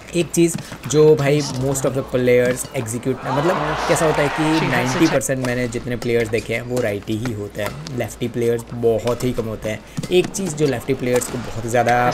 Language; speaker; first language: Hindi; non-native, local second language; Gujarati